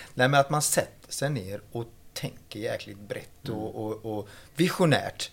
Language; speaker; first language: Swedish; non-native, fluent; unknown